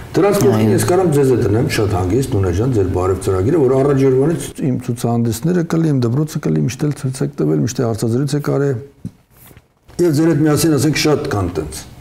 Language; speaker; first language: Armenian; native; Armenian